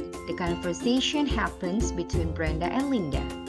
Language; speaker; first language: English; non-native, fluent; Indonesian